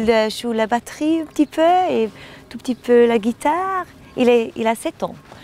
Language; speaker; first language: French; non-native, learner; German